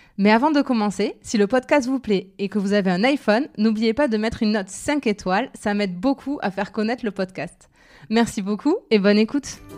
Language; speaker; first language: French; native; French